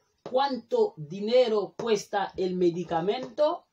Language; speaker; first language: Spanish; non-native, fluent; Haitian Creole